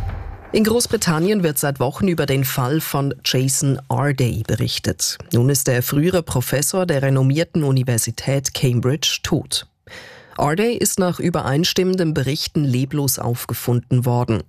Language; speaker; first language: German; native; German